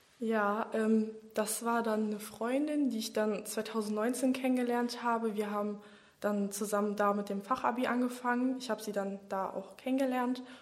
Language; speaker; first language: German; early bilingual, other home language; Bosnian